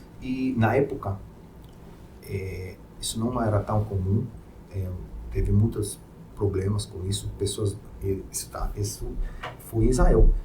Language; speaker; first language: Portuguese; non-native, fluent; Hebrew